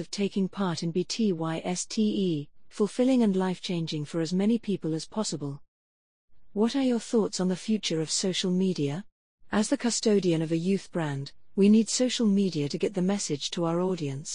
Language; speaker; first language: English; native; English